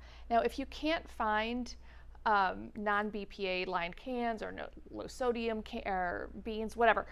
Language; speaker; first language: English; native; English